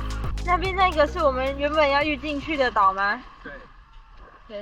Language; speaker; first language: Chinese; native; Chinese